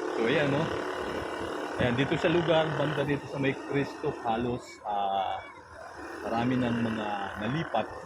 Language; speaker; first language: Filipino; native; Filipino